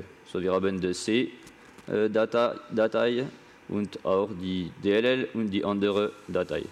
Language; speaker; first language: German; non-native, learner; French